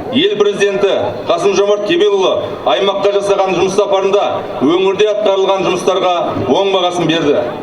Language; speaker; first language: Kazakh; native; Kazakh